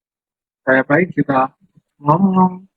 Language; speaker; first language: Indonesian; non-native, learner; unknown